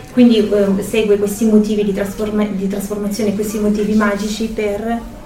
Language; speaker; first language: Italian; native; Italian